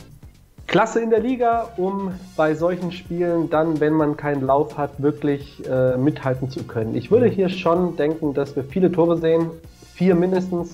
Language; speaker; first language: German; native; German